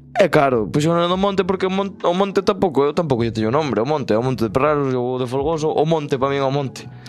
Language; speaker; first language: Galician; native; Galician